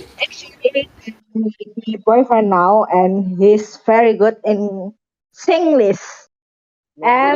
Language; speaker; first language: English; non-native, learner; Indonesian